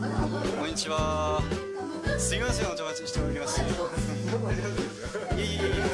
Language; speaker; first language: Japanese; non-native, fluent; French